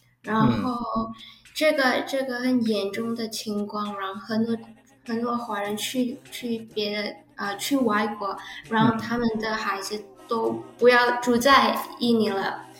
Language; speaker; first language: Chinese; early bilingual, heritage; Indonesian